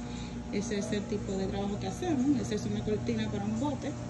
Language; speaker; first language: Spanish; early bilingual, heritage; Spanish